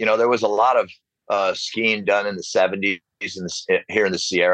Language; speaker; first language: English; native; English